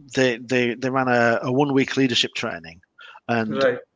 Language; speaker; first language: English; native; English